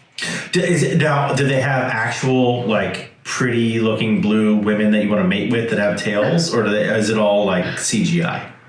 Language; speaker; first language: English; native; English